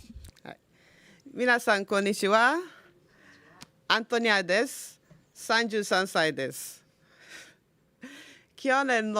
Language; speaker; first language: Japanese; non-native, learner; Igbo